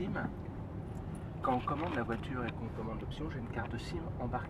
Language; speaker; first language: French; native; French